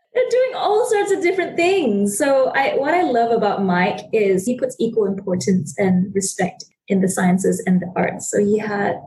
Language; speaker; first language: English; non-native, local second language; Chinese